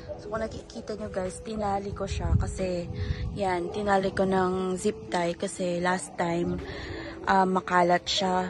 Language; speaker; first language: Filipino; non-native, local second language; Hiligaynon